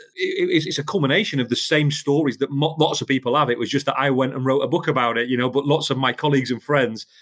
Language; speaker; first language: English; native; English